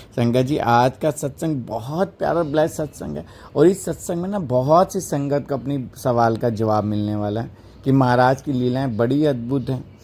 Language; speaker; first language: Hindi; native; Hindi